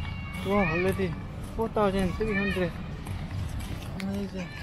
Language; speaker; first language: English; non-native, learner; Korean